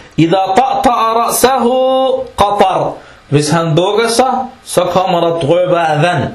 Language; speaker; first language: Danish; non-native, fluent; Arabic